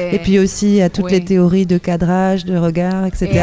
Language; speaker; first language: French; native; French